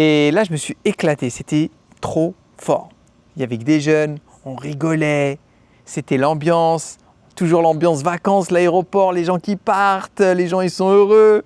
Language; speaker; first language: French; native; French